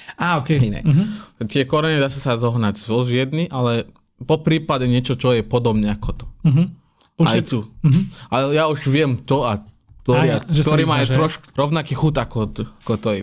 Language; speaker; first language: Slovak; non-native, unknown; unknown